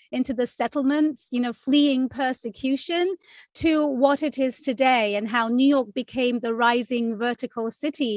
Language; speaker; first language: English; native; English